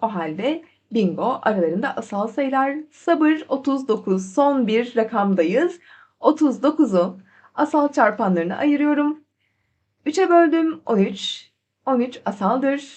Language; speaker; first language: Turkish; native; Turkish